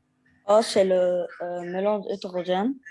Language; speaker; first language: French; non-native, local second language; Arabic